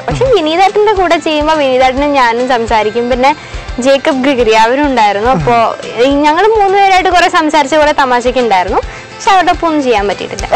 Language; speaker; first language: Malayalam; non-native, local second language; Konkani